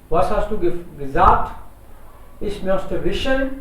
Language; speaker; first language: German; non-native, fluent; Hindi